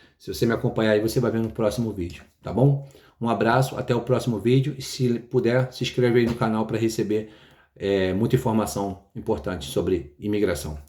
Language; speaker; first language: Portuguese; native; Portuguese